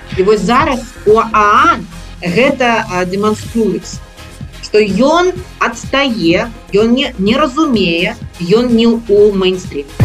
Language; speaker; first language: Belarusian; non-native, local second language; Russian